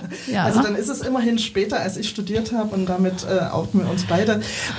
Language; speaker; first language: German; native; German